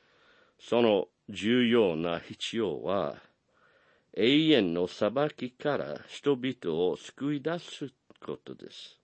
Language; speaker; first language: Japanese; non-native, fluent; English